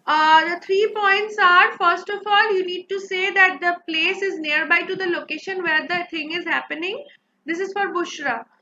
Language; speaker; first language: English; non-native, local second language; Bangla